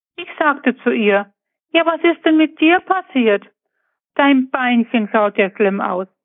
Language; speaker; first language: German; native; German